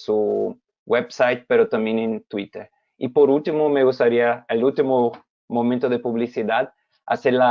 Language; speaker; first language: Spanish; non-native, fluent; Portuguese